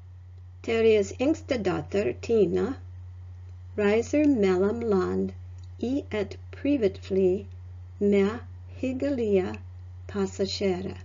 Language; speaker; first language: Norwegian; non-native, learner; English